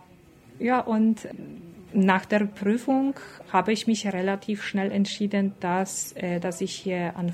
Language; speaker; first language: German; non-native, fluent; Polish